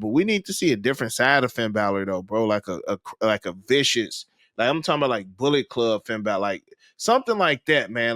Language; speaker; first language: English; native; English